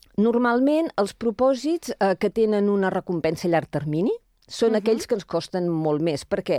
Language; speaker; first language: Catalan; native; Catalan